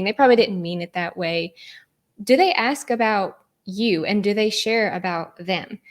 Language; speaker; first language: English; native; English